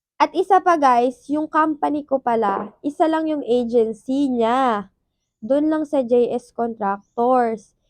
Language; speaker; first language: Filipino; native; Filipino